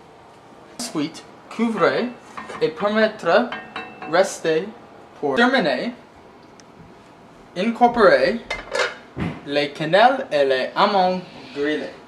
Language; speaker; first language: French; non-native, learner; English